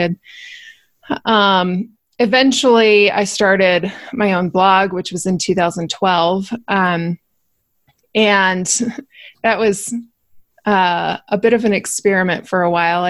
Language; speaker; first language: English; native; English